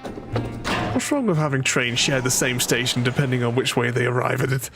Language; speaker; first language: English; native; English